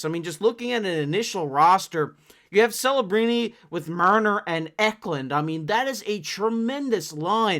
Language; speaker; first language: English; native; English